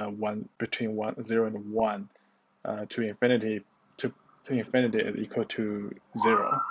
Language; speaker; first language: English; non-native, learner; Chinese